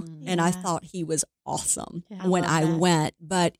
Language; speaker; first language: English; native; English